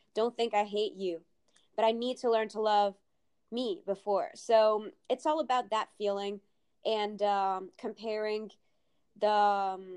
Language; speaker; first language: English; early bilingual, other home language; Italian